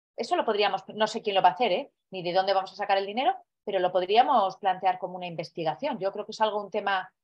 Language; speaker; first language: Spanish; native; Spanish